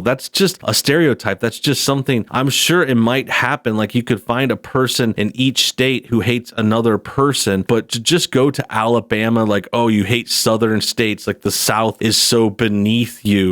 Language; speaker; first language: English; native; English